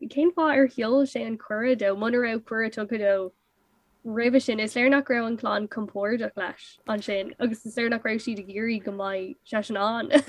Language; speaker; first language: Irish; non-native, local second language; English